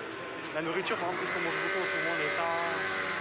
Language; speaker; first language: French; native; French